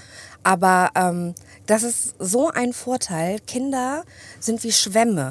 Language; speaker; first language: German; early bilingual, other home language; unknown